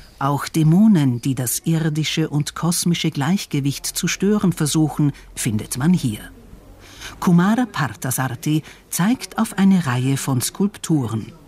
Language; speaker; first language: German; native; German